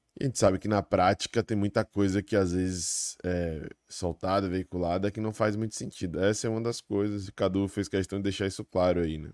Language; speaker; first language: Portuguese; native; Portuguese